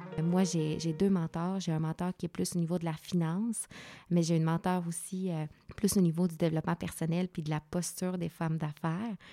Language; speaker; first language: French; non-native, fluent; Spanish